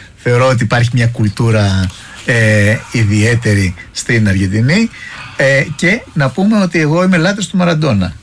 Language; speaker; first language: Greek; native; Greek